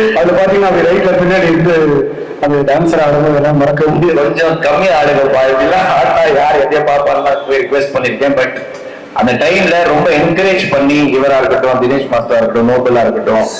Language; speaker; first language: Tamil; native; Tamil